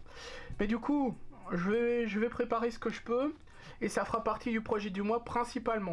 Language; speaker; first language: French; native; French